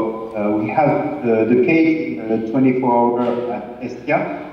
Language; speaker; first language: English; non-native, fluent; French